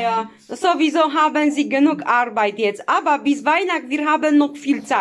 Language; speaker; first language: German; non-native, learner; Polish